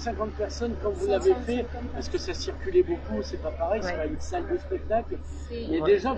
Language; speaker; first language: French; native; French